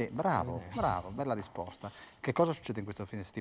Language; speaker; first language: Italian; native; Italian